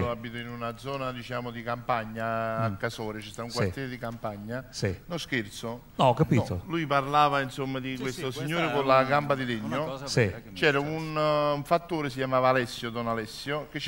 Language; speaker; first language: Italian; native; Italian